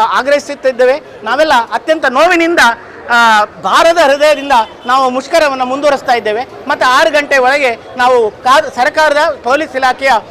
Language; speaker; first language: Kannada; native; Kannada